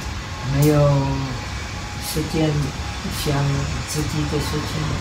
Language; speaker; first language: Chinese; non-native, fluent; Czech